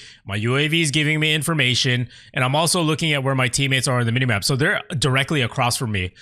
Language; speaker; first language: English; native; English